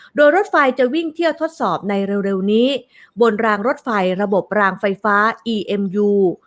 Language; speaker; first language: Thai; native; Thai